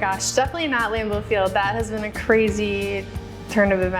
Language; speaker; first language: English; native; English